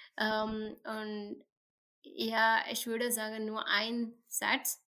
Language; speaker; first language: German; non-native, learner; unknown